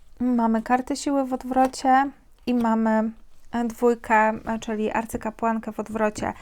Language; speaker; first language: Polish; native; Polish